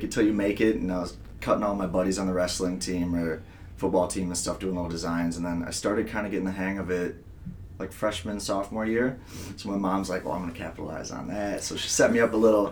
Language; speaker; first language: English; native; English